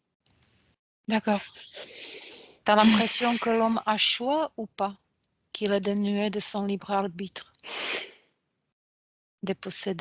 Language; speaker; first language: French; non-native, fluent; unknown